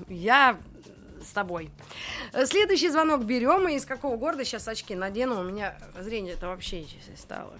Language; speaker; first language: Russian; native; Russian